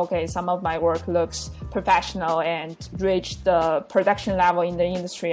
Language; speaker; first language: English; non-native, fluent; Chinese